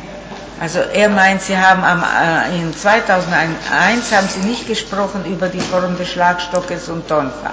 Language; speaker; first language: German; non-native, fluent; Italian